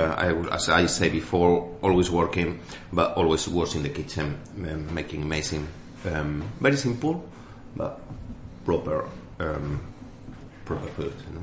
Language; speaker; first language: English; non-native, fluent; Spanish